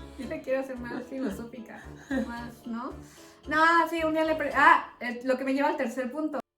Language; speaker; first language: Spanish; native; Spanish